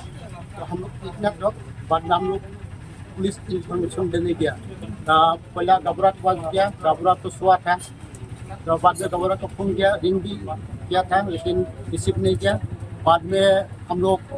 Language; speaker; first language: Hindi; non-native, local second language; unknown